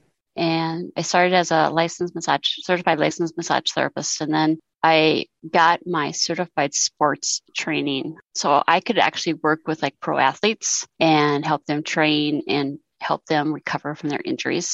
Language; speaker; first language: English; native; English